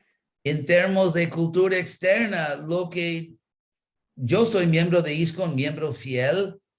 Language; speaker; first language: Spanish; non-native, fluent; English